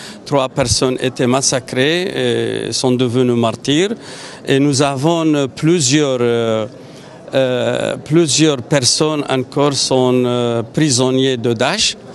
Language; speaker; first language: French; non-native, fluent; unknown